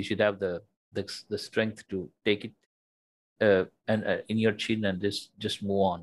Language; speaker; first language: English; non-native, local second language; Tamil